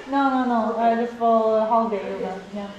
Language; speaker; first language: English; non-native, learner; Korean